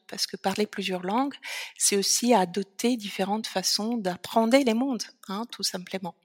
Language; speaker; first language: French; non-native, fluent; Italian